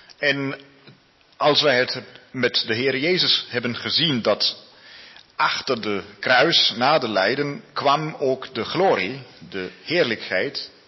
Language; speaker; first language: Dutch; non-native, learner; Spanish